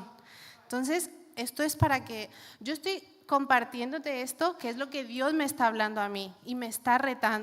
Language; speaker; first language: Spanish; native; Spanish